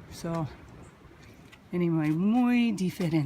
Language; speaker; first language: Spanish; non-native, learner; English